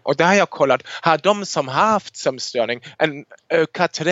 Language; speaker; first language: Swedish; non-native, fluent; German